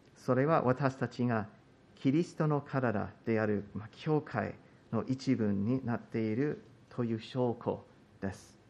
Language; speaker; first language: Japanese; non-native, fluent; English